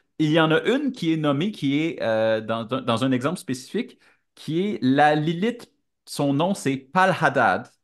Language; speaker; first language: French; native; French